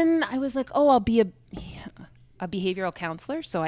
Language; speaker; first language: English; native; English